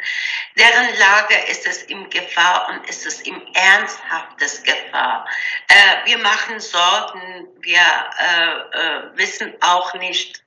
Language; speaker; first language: German; non-native, learner; Persian